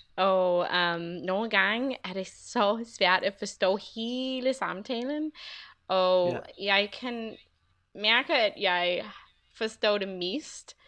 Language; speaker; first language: Danish; non-native, learner; English